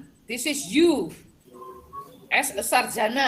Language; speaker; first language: English; non-native, fluent; Javanese